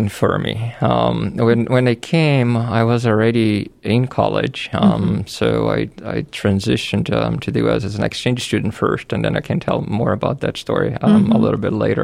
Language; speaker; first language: English; non-native, fluent; Portuguese